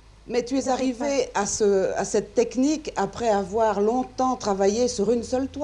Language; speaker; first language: French; native; French